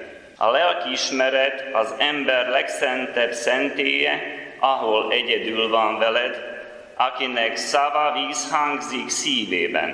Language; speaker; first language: Hungarian; native; Hungarian